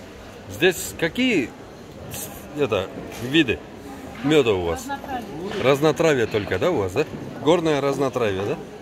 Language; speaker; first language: Russian; non-native, local second language; Kyrgyz